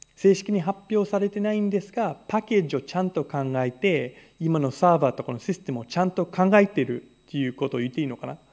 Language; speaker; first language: Japanese; non-native, fluent; English